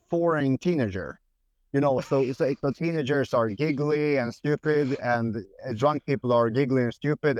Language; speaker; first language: English; non-native, fluent; Swedish